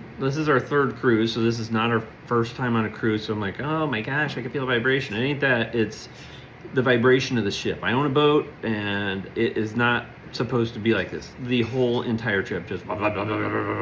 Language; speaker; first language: English; native; English